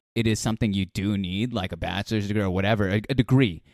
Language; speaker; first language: English; early bilingual, other home language; Filipino